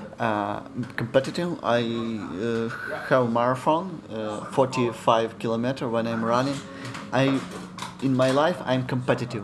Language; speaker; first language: English; non-native, learner; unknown